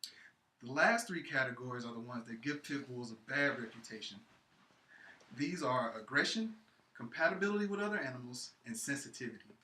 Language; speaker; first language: English; native; English